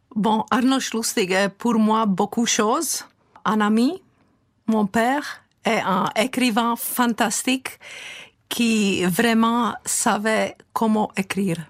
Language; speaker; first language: French; non-native, fluent; Czech